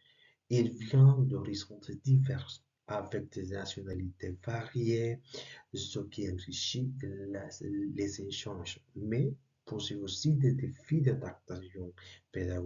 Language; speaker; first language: French; non-native, learner; Spanish